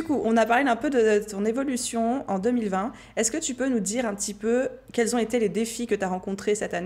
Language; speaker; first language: French; native; French